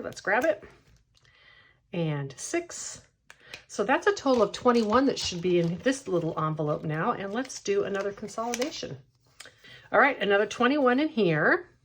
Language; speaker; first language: English; native; English